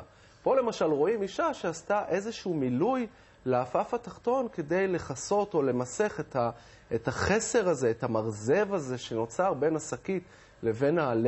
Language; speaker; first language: Hebrew; native; Hebrew